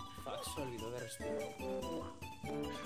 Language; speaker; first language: Spanish; native; Spanish